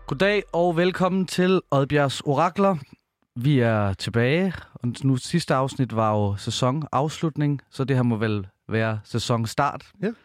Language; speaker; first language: Danish; native; Danish